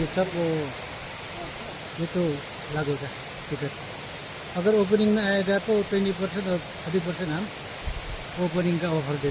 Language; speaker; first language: Hindi; non-native, local second language; Nepali